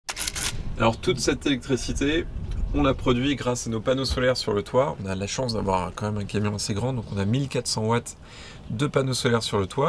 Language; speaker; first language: French; native; French